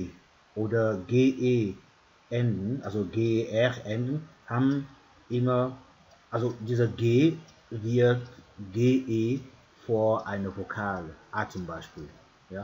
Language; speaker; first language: German; non-native, fluent; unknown